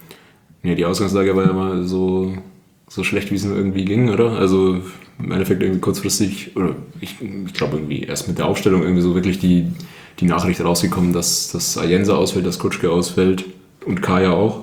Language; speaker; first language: German; native; German